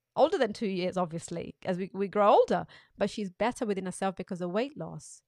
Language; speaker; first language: English; non-native, local second language; Urdu